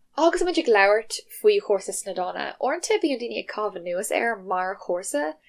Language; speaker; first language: Irish; non-native, local second language; English